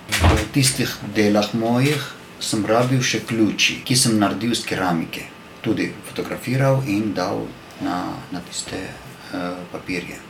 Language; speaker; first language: Slovenian; non-native, learner; Armenian